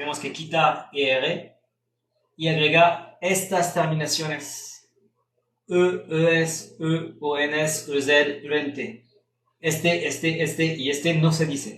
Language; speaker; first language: Spanish; non-native, fluent; French